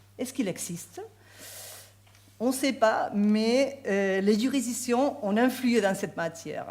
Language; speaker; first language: French; non-native, fluent; Spanish